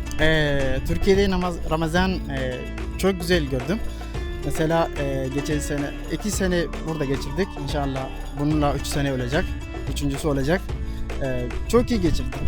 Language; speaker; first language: Turkish; non-native, learner; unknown